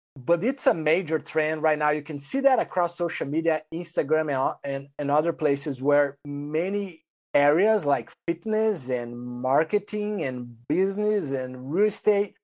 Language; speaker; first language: English; non-native, fluent; Portuguese